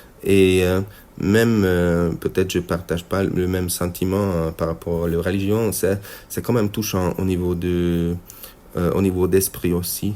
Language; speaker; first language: French; non-native, fluent; Hungarian